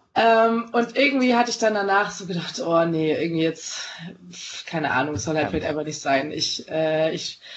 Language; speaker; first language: German; native; German